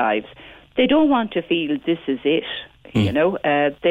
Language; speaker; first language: English; native; English